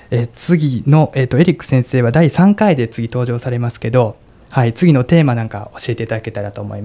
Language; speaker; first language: Japanese; native; Japanese